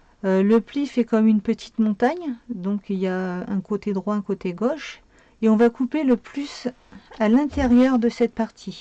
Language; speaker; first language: French; native; French